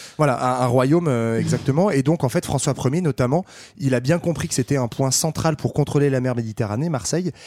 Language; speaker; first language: French; native; French